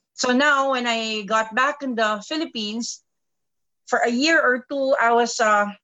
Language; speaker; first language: English; non-native, local second language; Filipino